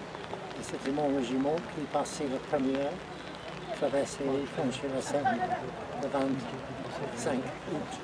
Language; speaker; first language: French; non-native, learner; English